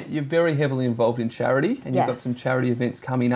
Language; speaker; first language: English; native; English